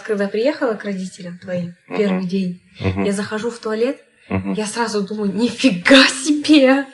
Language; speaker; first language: Russian; native; Russian